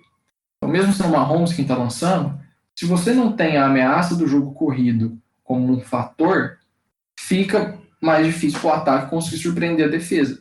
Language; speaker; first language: Portuguese; native; Portuguese